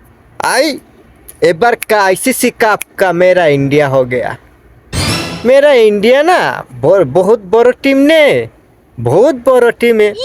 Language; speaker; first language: Hindi; non-native, learner; Bangla